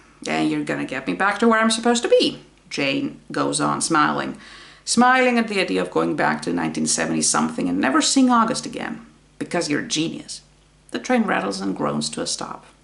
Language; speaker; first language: English; non-native, fluent; Greek